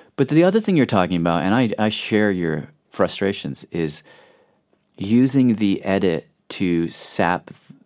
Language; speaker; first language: English; native; English